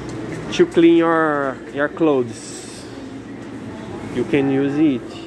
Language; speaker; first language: English; non-native, learner; Portuguese